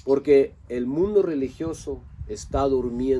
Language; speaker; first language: Spanish; non-native, local second language; Low German